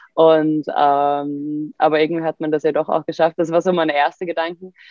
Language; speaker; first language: German; non-native, fluent; Swedish